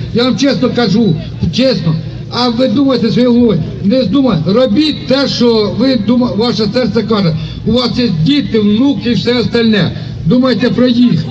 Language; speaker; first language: Ukrainian; native; Ukrainian